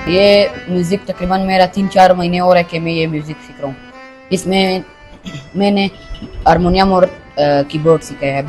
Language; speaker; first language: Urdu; non-native, local second language; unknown